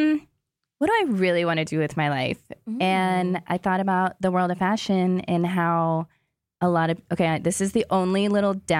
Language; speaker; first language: English; native; English